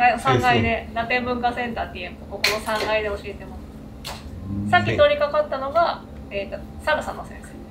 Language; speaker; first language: Japanese; native; Japanese